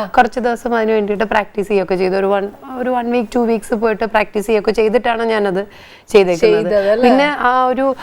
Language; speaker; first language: Malayalam; native; Malayalam